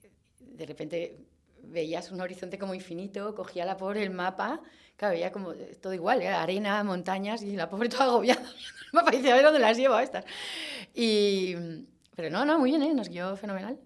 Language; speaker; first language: Spanish; native; Spanish